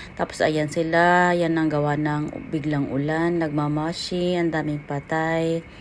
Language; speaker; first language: Filipino; native; Filipino